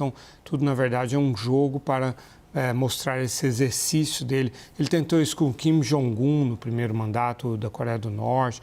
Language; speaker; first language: Portuguese; native; Portuguese